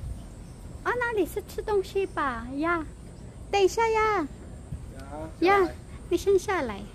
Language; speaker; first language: Chinese; non-native, learner; Filipino